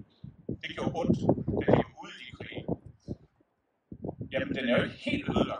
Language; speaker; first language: Danish; native; Danish